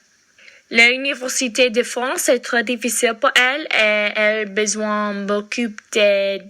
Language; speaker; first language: French; non-native, learner; English